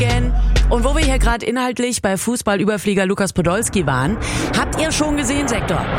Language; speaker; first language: German; native; German